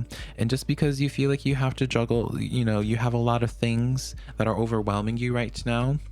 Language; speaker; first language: English; native; English